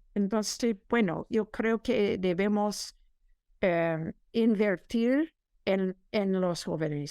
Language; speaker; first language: Spanish; non-native, fluent; English